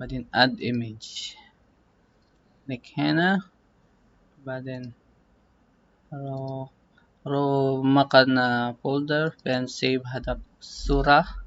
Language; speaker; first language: Arabic; non-native, learner; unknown